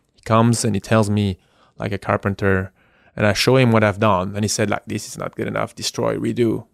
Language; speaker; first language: English; non-native, fluent; French